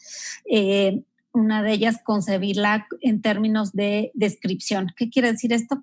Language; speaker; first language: Spanish; native; Spanish